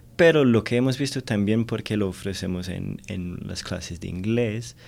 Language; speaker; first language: Spanish; non-native, fluent; English